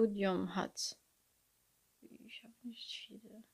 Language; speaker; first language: German; non-native, learner; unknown